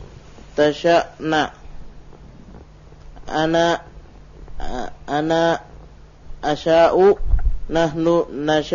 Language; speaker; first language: Arabic; non-native, learner; Indonesian